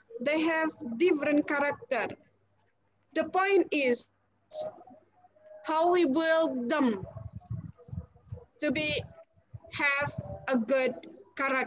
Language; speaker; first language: English; non-native, learner; Indonesian